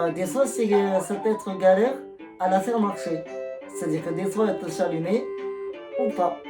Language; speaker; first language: French; native; French